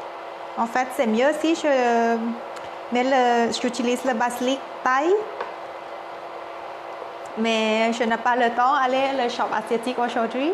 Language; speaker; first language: French; non-native, learner; Thai